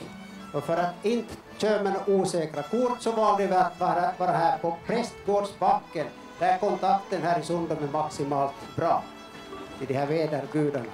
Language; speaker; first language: Swedish; native; Swedish